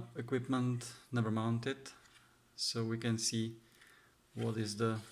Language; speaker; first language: English; non-native, fluent; Czech